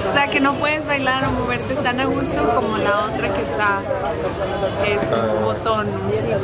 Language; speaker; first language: Spanish; native; Spanish